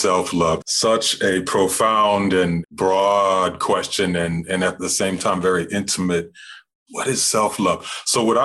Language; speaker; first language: English; native; English